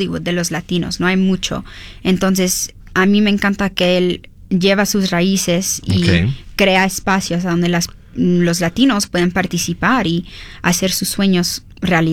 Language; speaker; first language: Spanish; early bilingual, heritage; Spanish